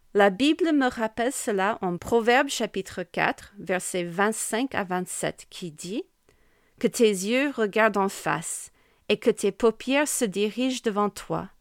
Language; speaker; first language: French; non-native, fluent; English